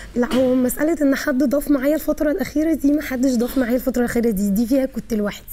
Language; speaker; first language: Egyptian Arabic; native; Egyptian Arabic